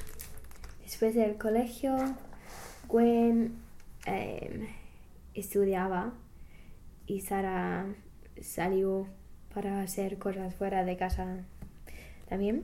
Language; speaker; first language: Spanish; non-native, learner; English